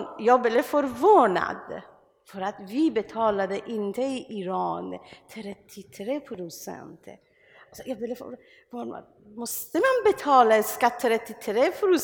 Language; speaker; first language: Swedish; non-native, learner; Persian